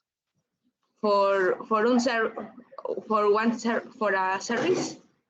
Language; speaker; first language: English; non-native, learner; Spanish